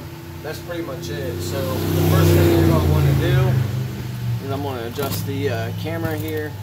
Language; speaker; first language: English; native; English